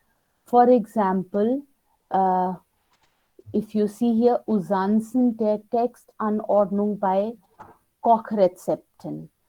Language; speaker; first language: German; non-native, fluent; Hindi